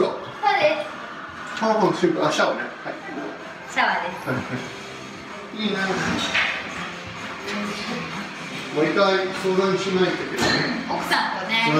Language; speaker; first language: Japanese; non-native, fluent; English